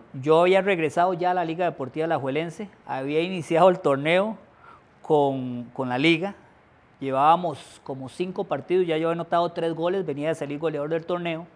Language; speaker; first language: Spanish; native; Spanish